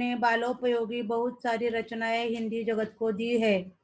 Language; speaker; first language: Hindi; non-native, local second language; Marathi